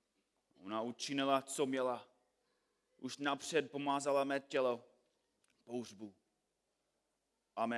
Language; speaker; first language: Czech; non-native, fluent; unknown